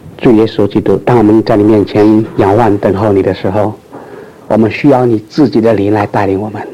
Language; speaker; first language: Chinese; non-native, local second language; Min Nan Chinese